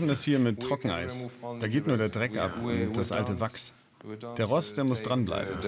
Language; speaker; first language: German; native; German